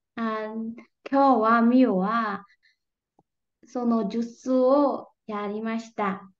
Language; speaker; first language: Japanese; non-native, learner; Burmese